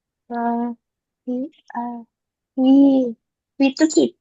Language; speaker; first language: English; non-native, learner; Indonesian